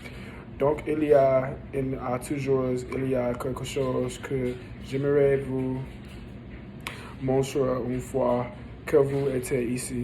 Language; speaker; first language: French; non-native, learner; English